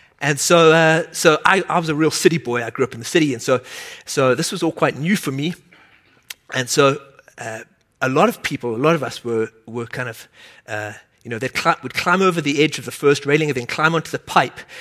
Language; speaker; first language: English; native; English